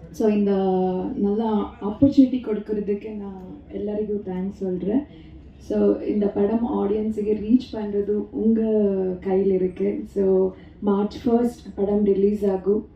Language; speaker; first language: Tamil; non-native, local second language; Kannada